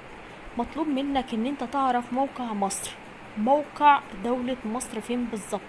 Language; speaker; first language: Arabic; native; Arabic